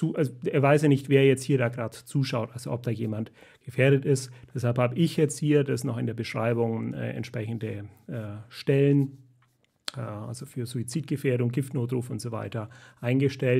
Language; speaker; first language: German; native; German